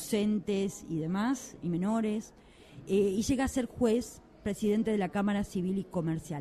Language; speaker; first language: Spanish; native; Spanish